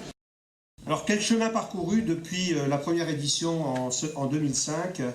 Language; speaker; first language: French; native; French